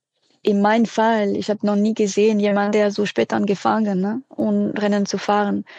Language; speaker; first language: German; non-native, fluent; French